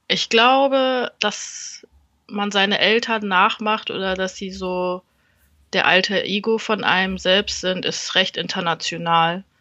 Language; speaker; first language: German; early bilingual, other home language; Vietnamese